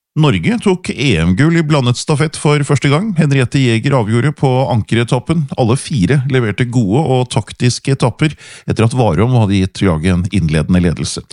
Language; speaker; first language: Norwegian; native; Norwegian